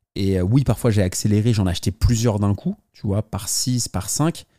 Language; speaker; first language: French; native; French